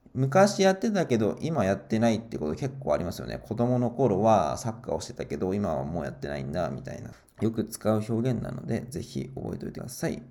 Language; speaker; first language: Japanese; native; Japanese